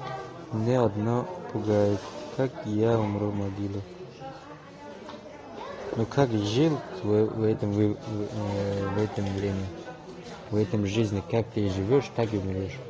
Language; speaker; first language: Russian; non-native, learner; Tajik